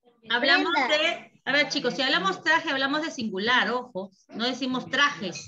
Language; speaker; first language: Spanish; native; Spanish